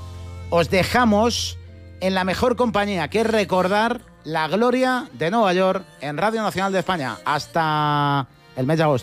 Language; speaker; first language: Spanish; native; Spanish